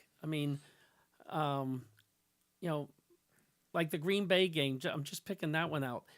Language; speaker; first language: English; native; English